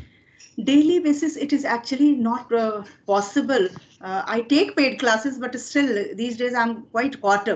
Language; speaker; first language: English; non-native, fluent; Hindi